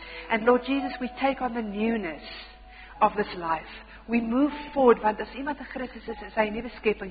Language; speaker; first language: English; non-native, local second language; Afrikaans